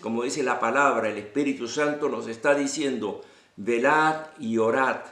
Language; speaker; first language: Spanish; native; Spanish